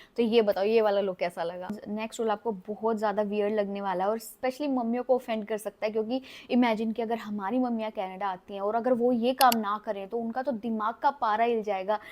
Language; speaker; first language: Hindi; native; Hindi